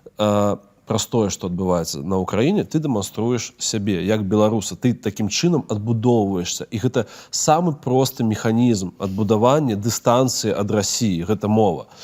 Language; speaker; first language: Belarusian; non-native, local second language; Russian